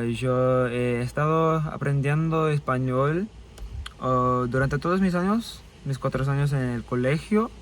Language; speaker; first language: Spanish; non-native, fluent; English